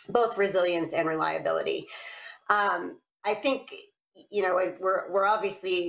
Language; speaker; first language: English; native; English